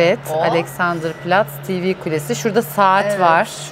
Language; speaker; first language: Turkish; native; Turkish